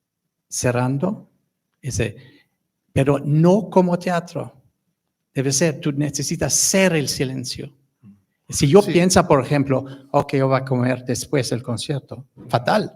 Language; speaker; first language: Spanish; non-native, fluent; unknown